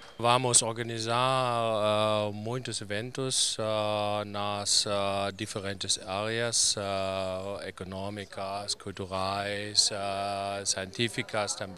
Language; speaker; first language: Portuguese; non-native, fluent; German